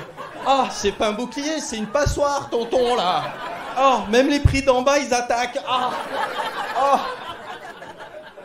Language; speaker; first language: French; native; French